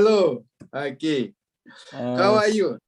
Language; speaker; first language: English; non-native, learner; Russian